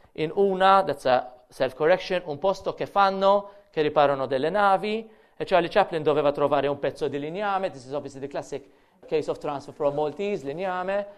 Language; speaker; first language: Italian; non-native, fluent; Maltese